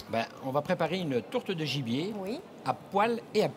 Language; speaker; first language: French; native; French